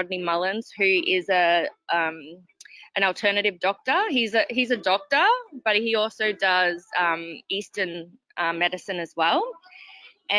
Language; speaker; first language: English; native; English